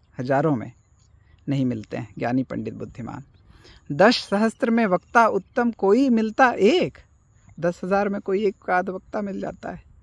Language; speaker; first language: Hindi; native; Hindi